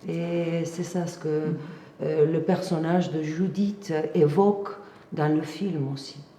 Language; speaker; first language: French; non-native, fluent; Spanish